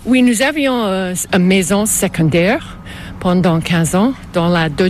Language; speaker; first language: French; non-native, fluent; English